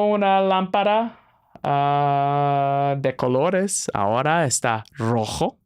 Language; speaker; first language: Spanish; non-native, learner; English